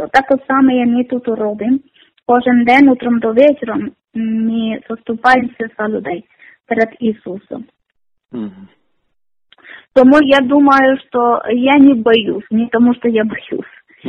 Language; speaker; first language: Ukrainian; non-native, learner; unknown